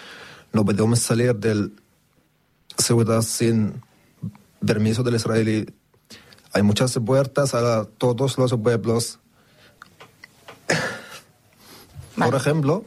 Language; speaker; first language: Spanish; non-native, learner; Arabic